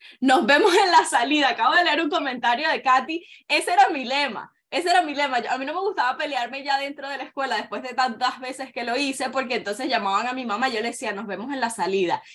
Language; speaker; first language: Spanish; native; Spanish